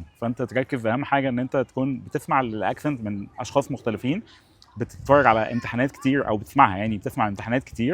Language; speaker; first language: Arabic; native; Arabic